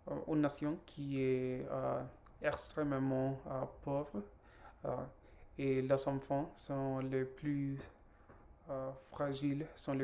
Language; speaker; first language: French; non-native, learner; Spanish